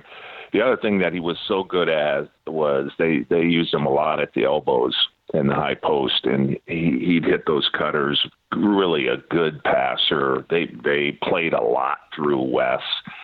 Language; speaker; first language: English; native; English